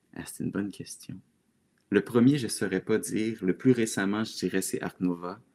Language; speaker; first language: French; native; French